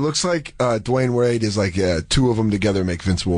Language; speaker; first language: English; native; English